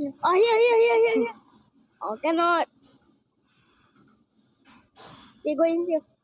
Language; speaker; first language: English; non-native, local second language; Malay